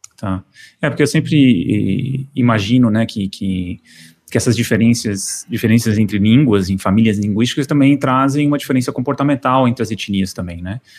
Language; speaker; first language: Portuguese; native; Portuguese